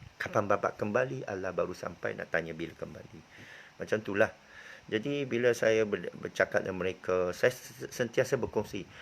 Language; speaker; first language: Malay; non-native, local second language; Chinese